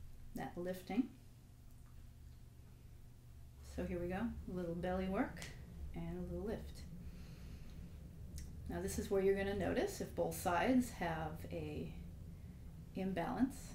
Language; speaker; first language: English; native; English